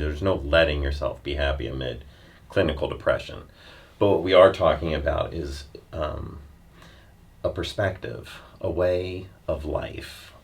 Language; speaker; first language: English; native; English